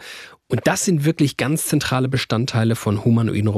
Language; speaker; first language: German; native; German